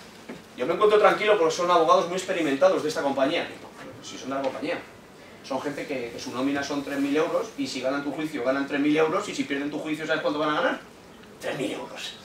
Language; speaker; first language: Spanish; native; Spanish